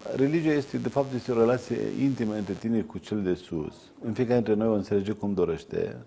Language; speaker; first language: Romanian; non-native, fluent; Arabic